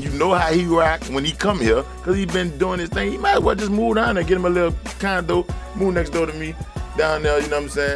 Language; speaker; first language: English; native; English